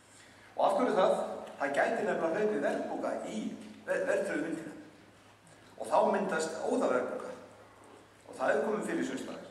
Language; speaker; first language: Icelandic; native; Icelandic